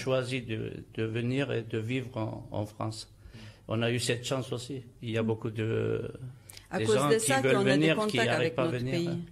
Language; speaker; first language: French; non-native, fluent; Turkish